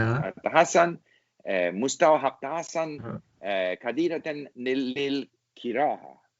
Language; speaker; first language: Arabic; non-native, learner; English